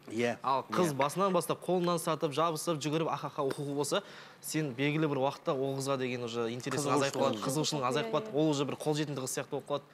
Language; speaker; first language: Kazakh; native; Kazakh